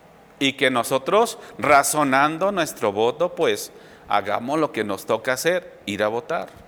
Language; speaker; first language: Spanish; native; Spanish